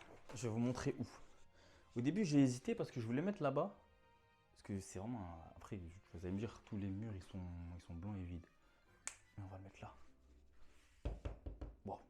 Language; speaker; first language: French; native; French